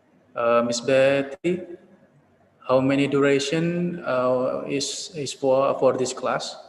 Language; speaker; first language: English; non-native, learner; Indonesian